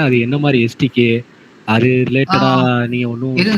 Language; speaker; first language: Tamil; native; Tamil